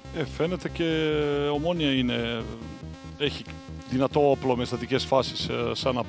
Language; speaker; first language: Greek; non-native, fluent; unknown